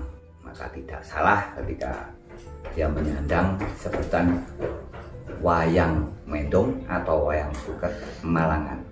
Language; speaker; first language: Indonesian; non-native, local second language; Javanese